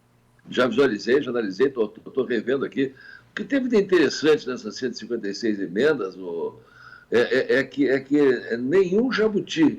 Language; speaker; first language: Portuguese; native; Portuguese